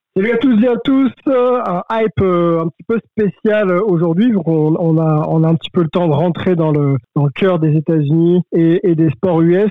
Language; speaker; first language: French; native; French